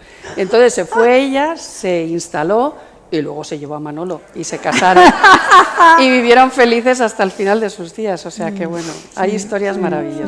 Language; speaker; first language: Spanish; native; Spanish